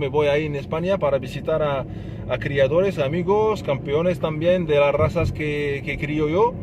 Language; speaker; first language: Spanish; non-native, fluent; Arabic